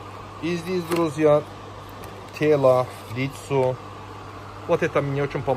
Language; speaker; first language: Russian; non-native, learner; Turkish